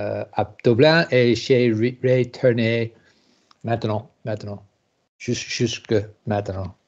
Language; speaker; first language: French; non-native, learner; English